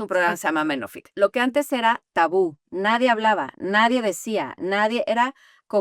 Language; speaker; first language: Spanish; native; Spanish